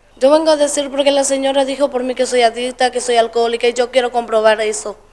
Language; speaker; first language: Spanish; non-native, local second language; Guarani